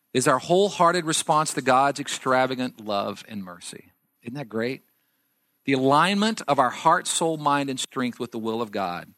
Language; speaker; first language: English; native; English